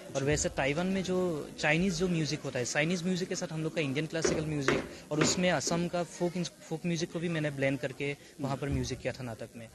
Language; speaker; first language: Hindi; non-native, local second language; Assamese